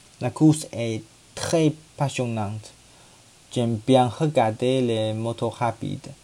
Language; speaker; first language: French; non-native, learner; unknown